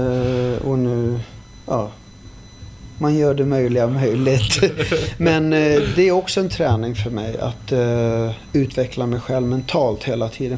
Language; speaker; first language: Swedish; early bilingual, other home language; Arabic